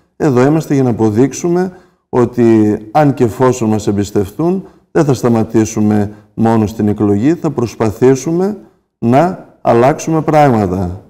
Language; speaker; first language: Greek; native; Greek